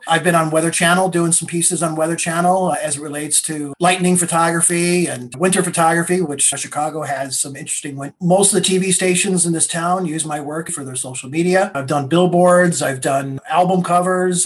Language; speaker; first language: English; native; English